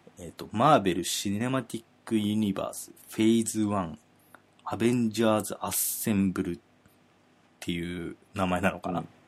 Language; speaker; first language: Japanese; native; Japanese